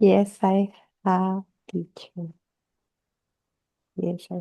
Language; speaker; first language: English; non-native, learner; Spanish